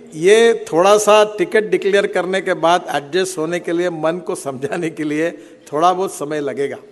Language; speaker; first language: Hindi; non-native, local second language; Marathi